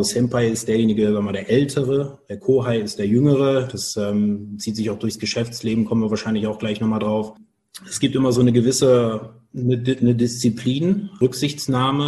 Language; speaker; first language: German; native; German